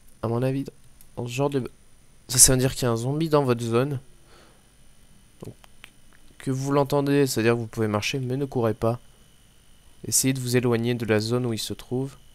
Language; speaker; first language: French; native; French